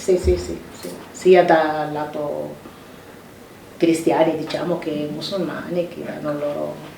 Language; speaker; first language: Italian; non-native, fluent; Arabic